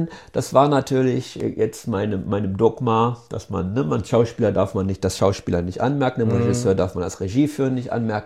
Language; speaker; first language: German; native; German